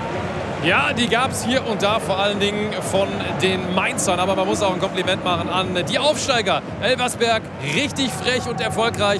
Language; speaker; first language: German; native; German